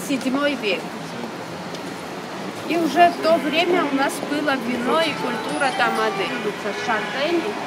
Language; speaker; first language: Russian; non-native, fluent; Georgian